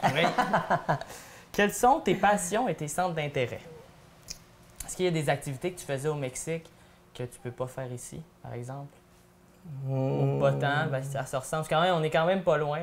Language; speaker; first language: French; native; French